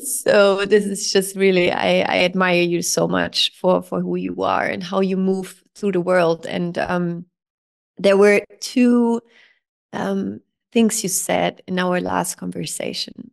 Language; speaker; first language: English; non-native, fluent; German